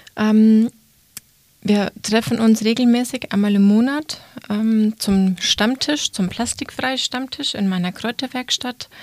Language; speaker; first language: German; native; German